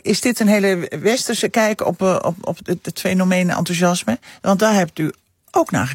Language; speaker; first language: Dutch; native; Dutch